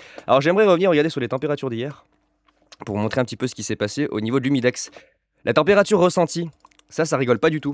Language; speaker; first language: French; native; French